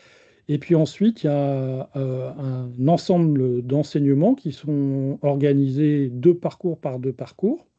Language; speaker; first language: French; native; French